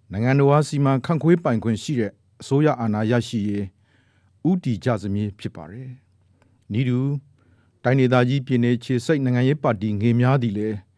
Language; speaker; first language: Burmese; native; Burmese